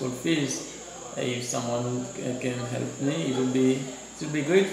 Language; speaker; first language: English; non-native, learner; Haitian Creole